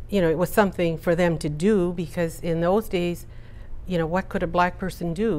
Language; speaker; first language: English; native; English